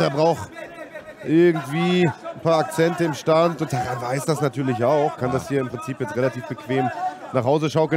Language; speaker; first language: German; native; German